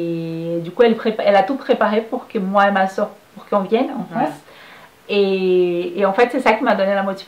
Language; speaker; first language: French; non-native, fluent; Portuguese